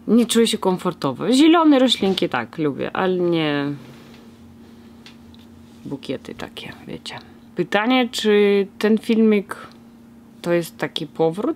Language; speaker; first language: Polish; non-native, fluent; Russian